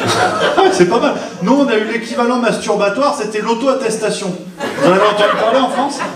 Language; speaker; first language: French; native; French